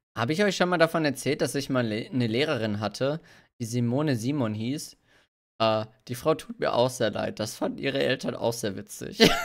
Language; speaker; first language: German; early bilingual, other home language; Hungarian